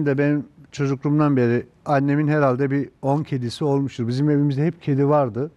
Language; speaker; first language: Turkish; native; Turkish